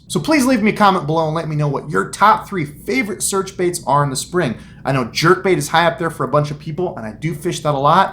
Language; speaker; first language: English; native; English